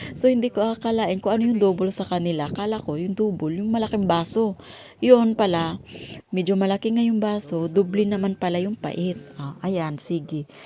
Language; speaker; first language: Filipino; non-native, local second language; Cebuano